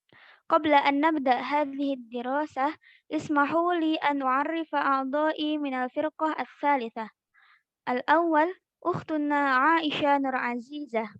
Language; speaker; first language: Arabic; non-native, learner; Indonesian